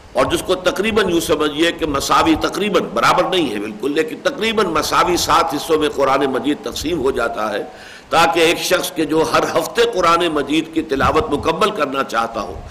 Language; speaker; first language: Urdu; native; Urdu